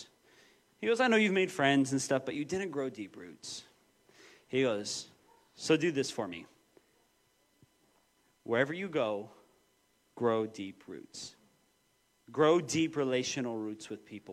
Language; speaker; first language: English; native; English